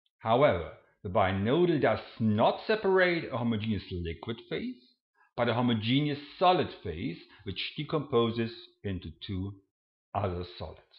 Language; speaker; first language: English; non-native, fluent; German